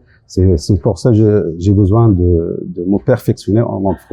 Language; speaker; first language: French; non-native, local second language; Arabic